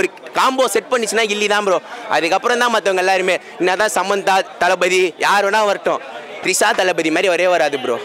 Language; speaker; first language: Tamil; native; Tamil